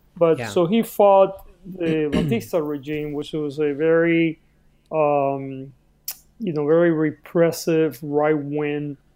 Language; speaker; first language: English; early bilingual, other home language; Spanish